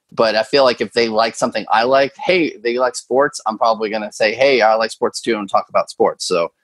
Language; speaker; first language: English; native; English